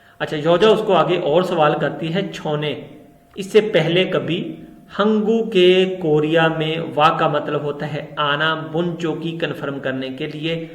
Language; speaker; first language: Urdu; non-native, local second language; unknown